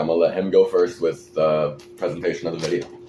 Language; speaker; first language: English; native; English